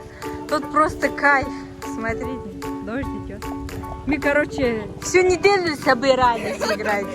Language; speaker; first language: Russian; non-native, learner; Mongolian